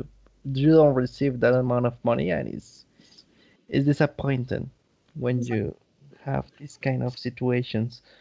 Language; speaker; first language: English; non-native, learner; Spanish